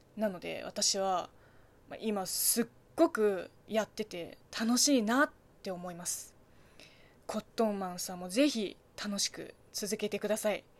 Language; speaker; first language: Japanese; non-native, fluent; Chinese